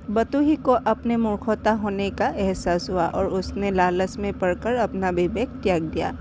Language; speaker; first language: Hindi; non-native, local second language; Assamese